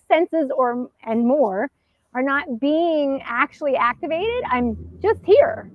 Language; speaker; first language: English; native; English